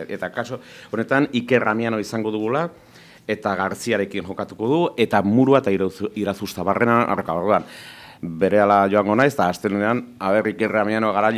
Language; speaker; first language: Basque; native; Basque